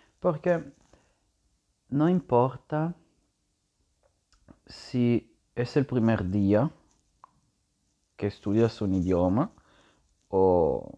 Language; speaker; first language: Spanish; non-native, learner; Italian